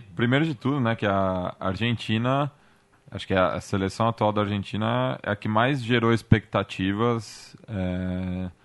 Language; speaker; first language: Portuguese; native; Portuguese